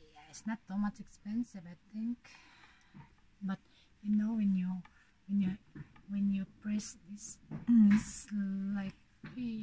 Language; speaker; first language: English; non-native, fluent; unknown